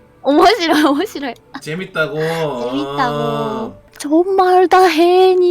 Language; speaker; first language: Korean; non-native, learner; Japanese